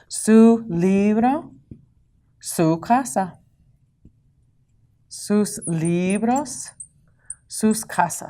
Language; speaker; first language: Spanish; non-native, fluent; English